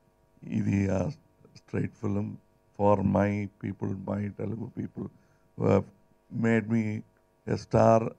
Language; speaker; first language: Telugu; non-native, fluent; Tamil